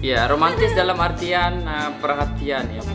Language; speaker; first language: Indonesian; non-native, local second language; Sasak